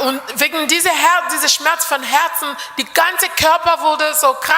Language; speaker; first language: German; non-native, fluent; French